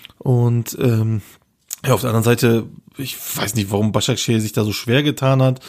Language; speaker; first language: German; early bilingual, other home language; Turkish